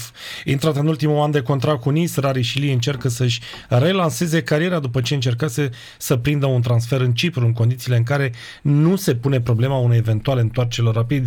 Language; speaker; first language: Romanian; native; Romanian